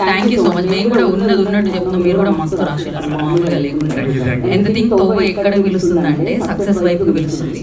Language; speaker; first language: Telugu; native; Telugu